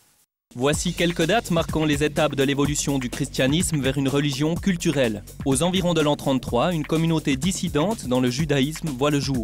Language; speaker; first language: French; native; French